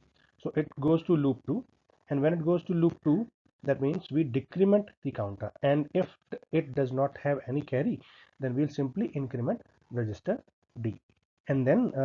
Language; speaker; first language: English; non-native, local second language; Hindi